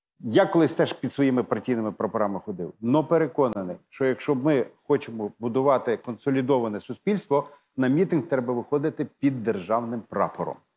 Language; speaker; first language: Ukrainian; native; Ukrainian